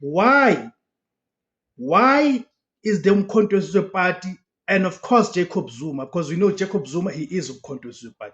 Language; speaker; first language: English; non-native, local second language; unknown